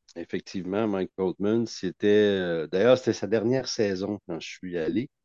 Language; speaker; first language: French; native; French